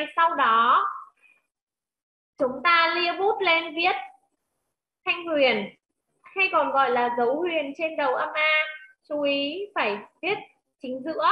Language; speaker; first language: Vietnamese; native; Vietnamese